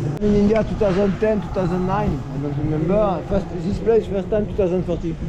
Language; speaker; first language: English; non-native, learner; French